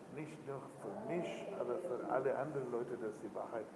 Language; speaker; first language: German; non-native, learner; Spanish